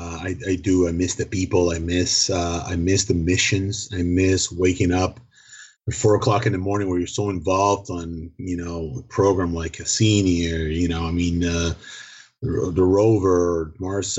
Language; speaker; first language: English; non-native, fluent; Spanish